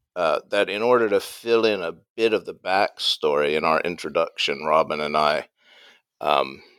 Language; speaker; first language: English; native; English